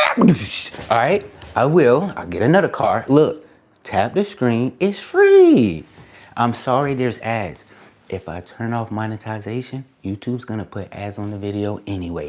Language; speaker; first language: English; native; English